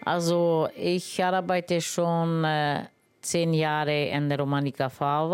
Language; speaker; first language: German; non-native, learner; Romany